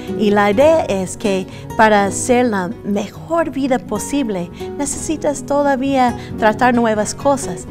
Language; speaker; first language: Spanish; early bilingual, other home language; English